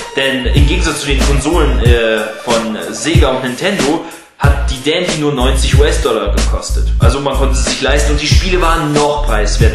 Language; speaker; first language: German; early bilingual, other home language; Russian